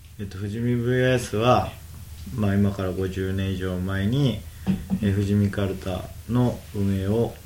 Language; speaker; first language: Japanese; native; Japanese